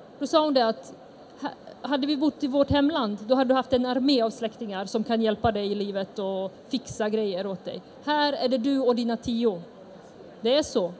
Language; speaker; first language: Swedish; early bilingual, other home language; Bosnian